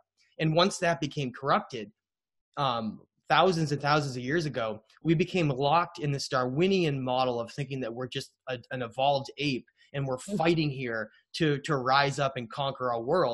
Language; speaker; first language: English; native; English